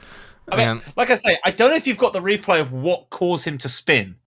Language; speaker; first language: English; native; English